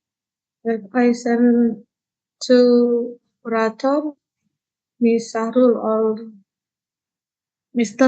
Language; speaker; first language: English; non-native, learner; Indonesian